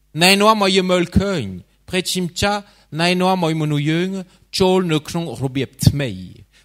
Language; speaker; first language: Khmer; non-native, fluent; French